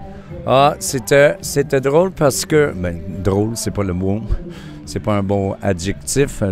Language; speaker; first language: French; native; French